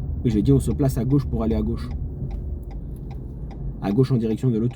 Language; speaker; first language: French; native; French